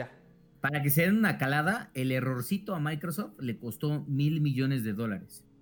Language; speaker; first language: Spanish; native; Spanish